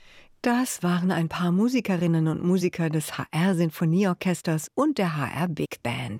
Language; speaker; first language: German; native; German